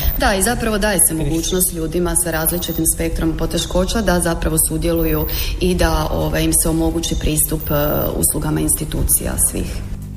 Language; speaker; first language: Croatian; native; Croatian